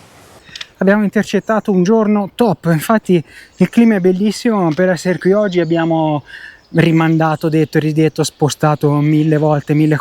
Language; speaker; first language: Italian; native; Italian